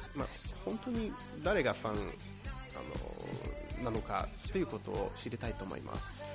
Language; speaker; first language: Japanese; non-native, fluent; English